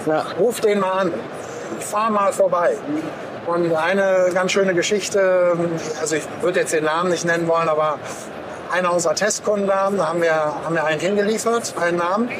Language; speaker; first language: German; native; German